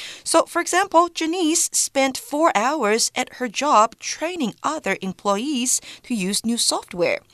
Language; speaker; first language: English; non-native, fluent; Chinese